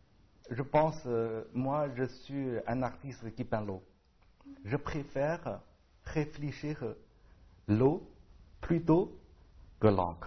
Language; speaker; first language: French; non-native, learner; Chinese